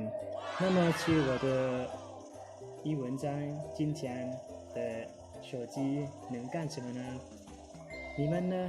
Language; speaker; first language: Chinese; non-native, learner; Lao